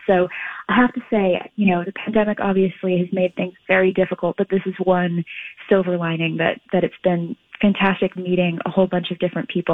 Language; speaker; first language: English; native; English